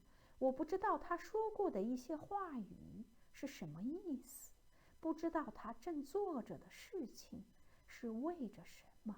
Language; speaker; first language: Chinese; native; Chinese